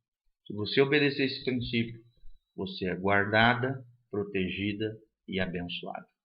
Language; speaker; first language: Portuguese; native; Portuguese